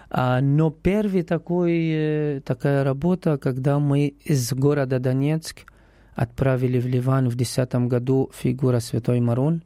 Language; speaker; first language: Russian; non-native, learner; Arabic